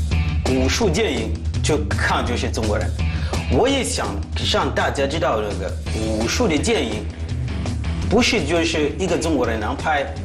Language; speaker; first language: Chinese; non-native, fluent; French